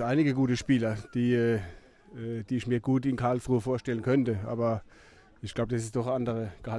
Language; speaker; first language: German; native; German